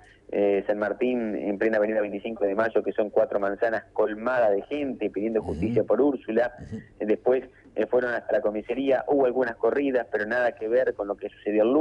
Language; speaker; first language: Spanish; native; Spanish